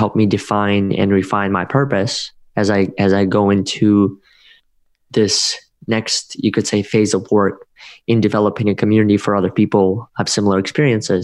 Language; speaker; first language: English; early bilingual, other home language; Russian